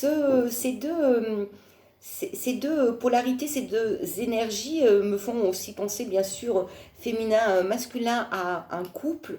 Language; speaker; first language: French; native; French